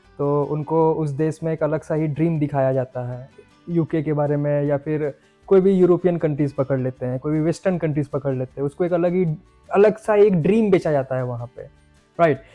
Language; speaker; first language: Hindi; native; Hindi